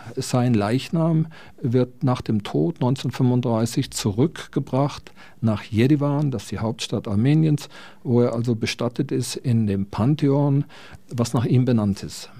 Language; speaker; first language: German; native; German